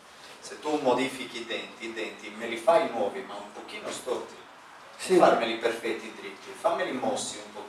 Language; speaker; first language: Italian; native; Italian